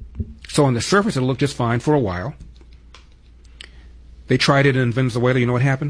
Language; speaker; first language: English; native; English